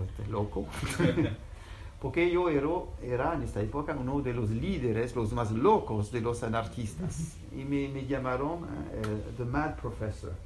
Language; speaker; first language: Spanish; non-native, fluent; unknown